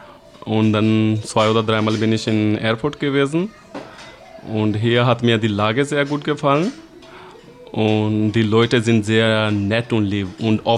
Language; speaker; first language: German; non-native, fluent; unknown